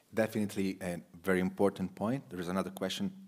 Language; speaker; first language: English; non-native, fluent; Italian